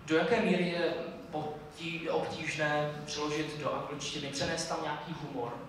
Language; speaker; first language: Czech; native; Czech